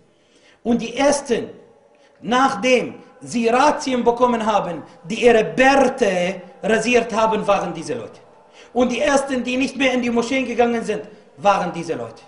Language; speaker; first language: German; non-native, fluent; Arabic